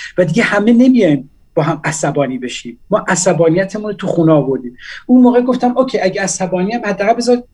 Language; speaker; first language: Persian; non-native, local second language; Central Kurdish